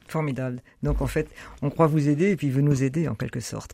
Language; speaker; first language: French; native; French